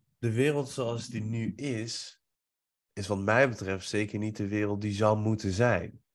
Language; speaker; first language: Dutch; early bilingual, other home language; Persian